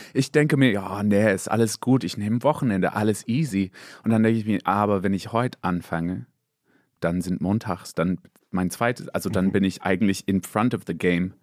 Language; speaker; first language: German; non-native, fluent; English